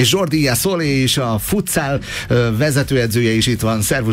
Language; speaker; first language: Hungarian; native; Hungarian